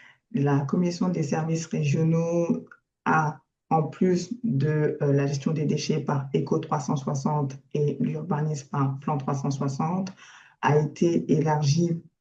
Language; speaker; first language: French; native; French